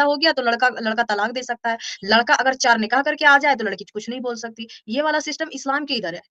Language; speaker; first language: Hindi; native; Hindi